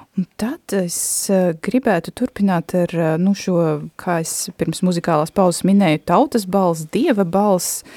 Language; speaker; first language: Latvian; native; Latvian